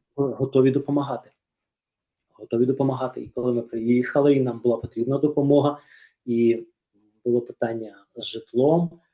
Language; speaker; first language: Ukrainian; native; Ukrainian